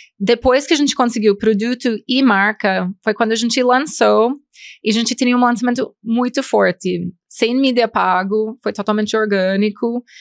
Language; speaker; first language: Portuguese; non-native, fluent; English